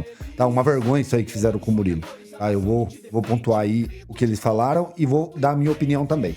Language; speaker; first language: Portuguese; native; Portuguese